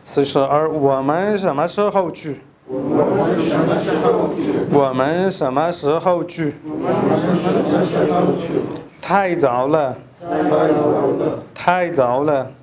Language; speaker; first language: Chinese; non-native, fluent; Pashto